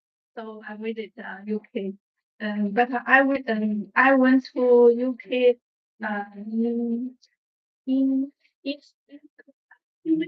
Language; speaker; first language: English; non-native, learner; Chinese